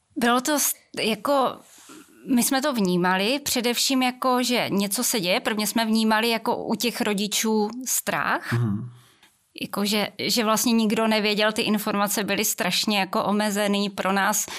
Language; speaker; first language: Czech; native; Czech